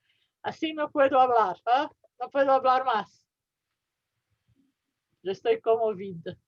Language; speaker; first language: Spanish; non-native, learner; Portuguese